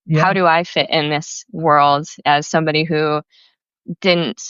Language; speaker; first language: English; native; English